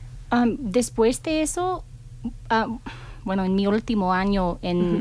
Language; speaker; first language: Spanish; non-native, fluent; English